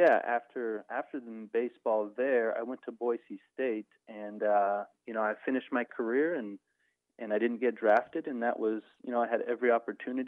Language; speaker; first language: English; native; English